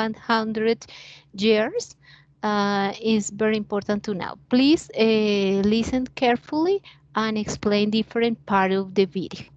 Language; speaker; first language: English; non-native, fluent; Spanish